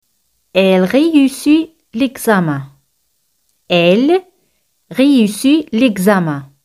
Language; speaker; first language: French; non-native, fluent; Spanish